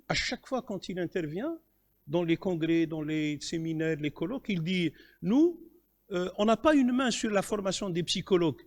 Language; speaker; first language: French; non-native, local second language; Kabyle